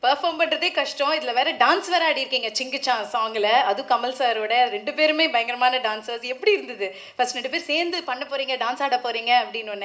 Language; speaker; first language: Tamil; native; Tamil